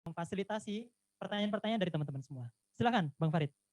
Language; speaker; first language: Indonesian; native; Indonesian